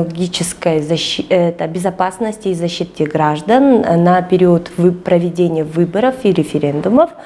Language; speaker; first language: Russian; non-native, local second language; Kyrgyz